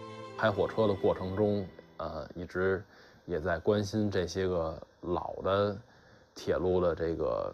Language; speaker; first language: Chinese; native; Chinese